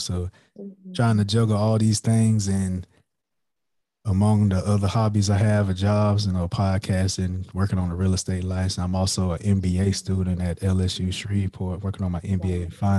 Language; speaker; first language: English; native; English